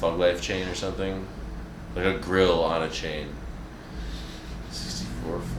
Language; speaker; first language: English; native; English